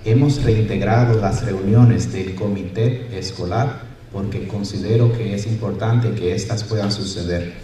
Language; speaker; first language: Spanish; early bilingual, other home language; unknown